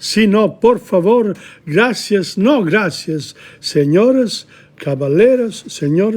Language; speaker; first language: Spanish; non-native, learner; English